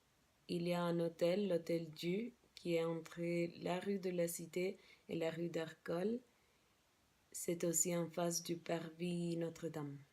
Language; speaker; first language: French; non-native, learner; Spanish